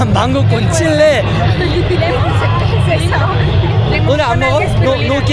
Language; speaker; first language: Spanish; non-native, learner; Korean